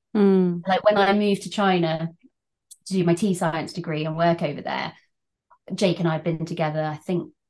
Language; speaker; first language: English; native; English